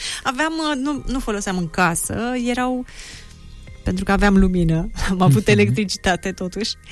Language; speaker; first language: Romanian; native; Romanian